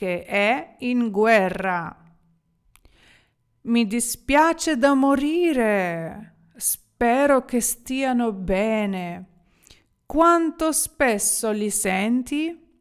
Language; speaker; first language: Italian; non-native, fluent; Ukrainian